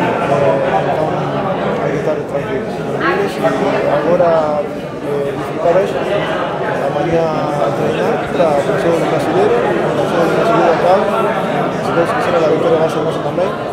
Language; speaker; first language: Portuguese; non-native, learner; Spanish